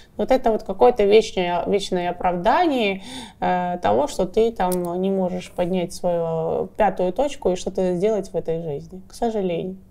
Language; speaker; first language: Russian; non-native, fluent; Georgian